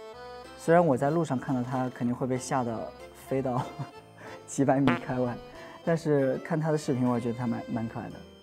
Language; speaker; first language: Chinese; native; Chinese